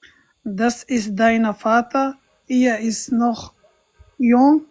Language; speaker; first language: German; non-native, learner; Pashto